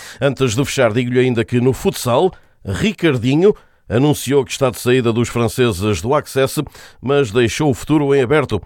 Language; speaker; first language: Portuguese; native; Portuguese